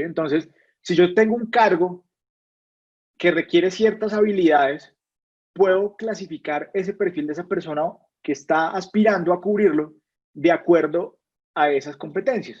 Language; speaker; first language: Spanish; native; Spanish